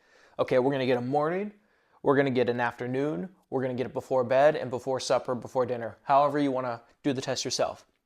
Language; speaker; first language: English; native; English